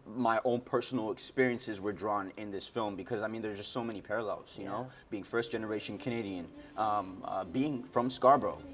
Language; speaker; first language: English; native; English